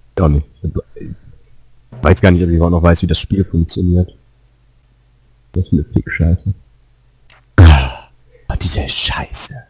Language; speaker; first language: German; native; German